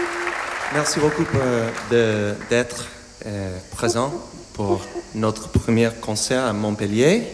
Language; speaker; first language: French; non-native, learner; English